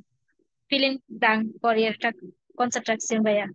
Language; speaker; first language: German; non-native, learner; Bangla